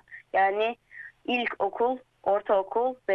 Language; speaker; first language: Turkish; early bilingual, heritage; Turkish